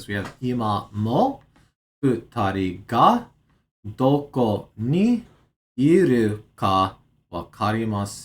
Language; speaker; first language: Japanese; non-native, learner; English